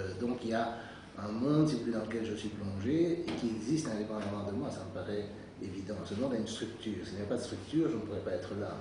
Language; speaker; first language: French; native; French